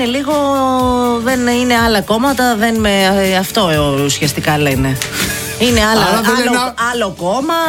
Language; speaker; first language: Greek; native; Greek